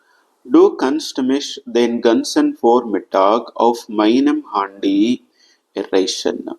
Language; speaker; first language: German; non-native, fluent; Telugu